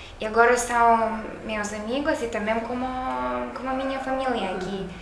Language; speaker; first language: Portuguese; non-native, learner; Lithuanian